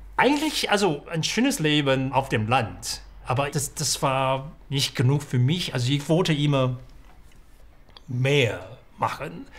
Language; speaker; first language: German; non-native, fluent; Chinese